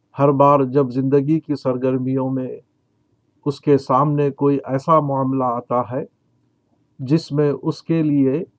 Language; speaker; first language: Urdu; native; Urdu